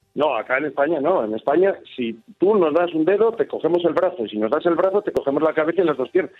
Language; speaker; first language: Spanish; native; Spanish